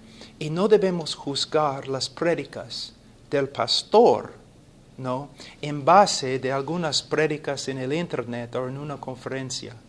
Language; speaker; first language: Spanish; non-native, fluent; English